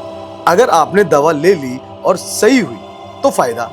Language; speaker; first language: Hindi; native; Hindi